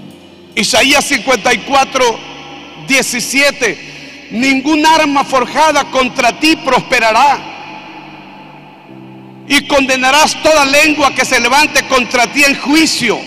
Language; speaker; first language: Spanish; native; Spanish